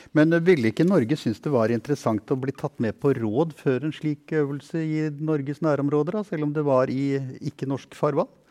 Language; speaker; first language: Norwegian; native; Norwegian